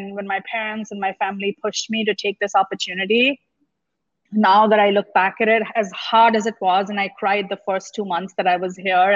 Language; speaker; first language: English; non-native, local second language; Gujarati